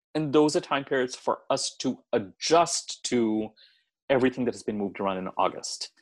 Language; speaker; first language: English; non-native, local second language; Hindi